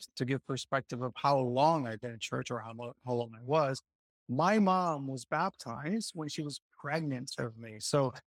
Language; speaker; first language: English; non-native, fluent; Spanish